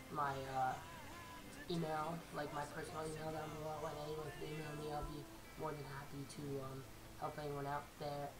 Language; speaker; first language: English; native; English